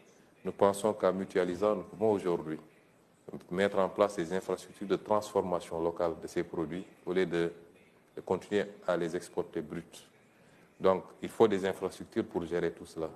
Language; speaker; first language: French; non-native, local second language; Wolof